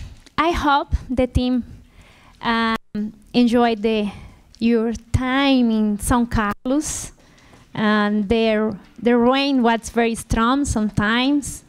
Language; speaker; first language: English; non-native, learner; Portuguese